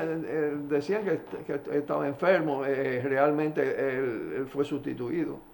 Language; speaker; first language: Spanish; native; Spanish